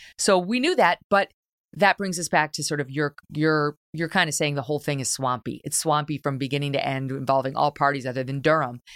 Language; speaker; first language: English; native; English